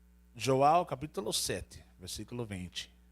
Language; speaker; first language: Portuguese; non-native, learner; Spanish